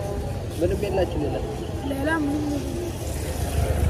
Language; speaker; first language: Chinese; non-native, learner; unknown